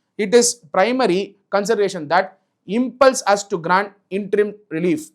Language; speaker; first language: English; non-native, local second language; Tamil